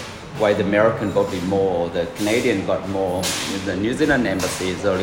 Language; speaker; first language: English; non-native, fluent; Vietnamese